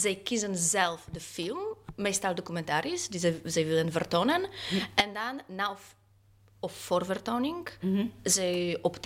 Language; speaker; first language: Dutch; non-native, fluent; Polish